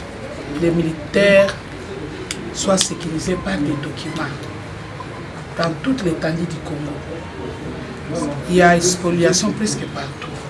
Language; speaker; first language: French; non-native, local second language; Lingala